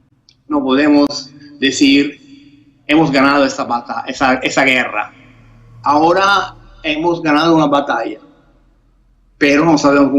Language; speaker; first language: Spanish; non-native, fluent; Italian